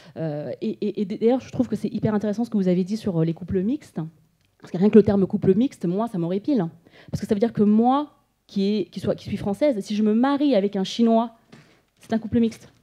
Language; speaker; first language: French; native; French